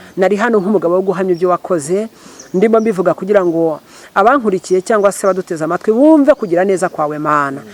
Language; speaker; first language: Kinyarwanda; early bilingual, heritage; Kinyarwanda